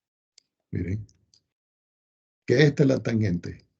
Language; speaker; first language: Spanish; native; Spanish